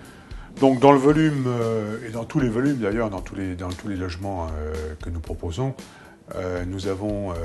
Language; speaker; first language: French; native; French